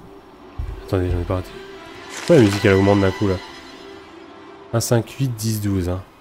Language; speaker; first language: French; native; French